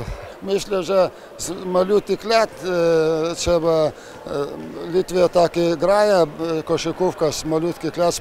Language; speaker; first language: Polish; non-native, learner; Lithuanian